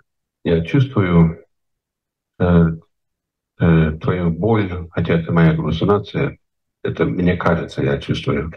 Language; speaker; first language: Russian; non-native, fluent; English